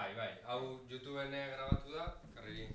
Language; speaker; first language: Basque; native; Basque